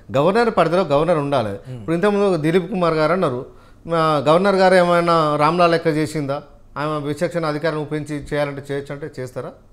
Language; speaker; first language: Telugu; native; Telugu